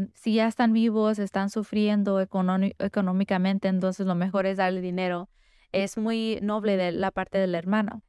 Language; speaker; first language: Spanish; early bilingual, heritage; Spanish